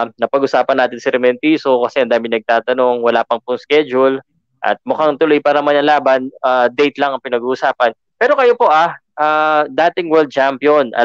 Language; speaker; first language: Filipino; native; Filipino